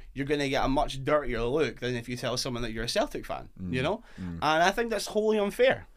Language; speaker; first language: English; native; English